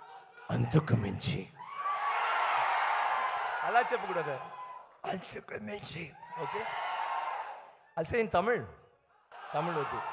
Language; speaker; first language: Telugu; non-native, learner; Tamil